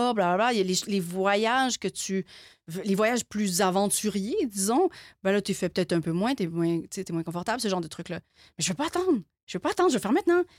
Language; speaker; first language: French; native; French